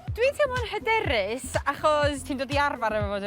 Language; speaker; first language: Welsh; native; Welsh